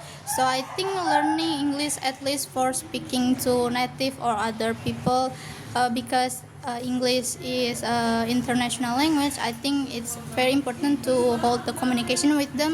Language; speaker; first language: English; non-native, learner; Indonesian